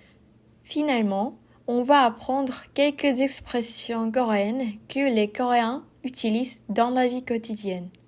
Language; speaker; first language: French; non-native, fluent; Korean